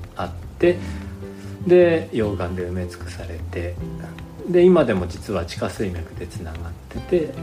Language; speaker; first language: Japanese; native; Japanese